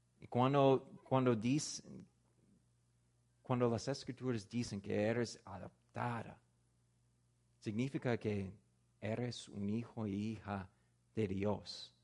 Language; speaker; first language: Spanish; non-native, fluent; English